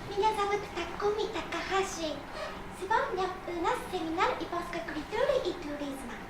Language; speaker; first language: Russian; non-native, fluent; Japanese